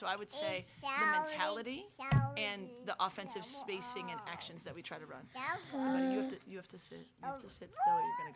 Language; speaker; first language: English; native; English